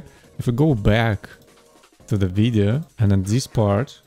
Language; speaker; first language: English; non-native, fluent; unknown